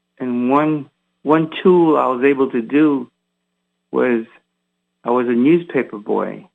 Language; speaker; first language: English; early bilingual, other home language; Haitian Creole